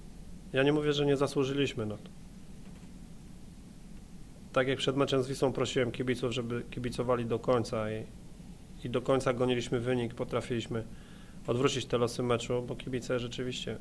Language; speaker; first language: Polish; native; Polish